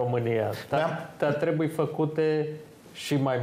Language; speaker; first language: Romanian; early bilingual, heritage; Romanian